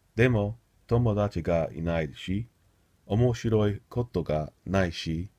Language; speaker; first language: Japanese; non-native, learner; English